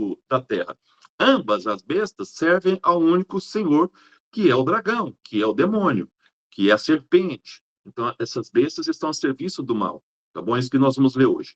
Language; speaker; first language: Portuguese; native; Portuguese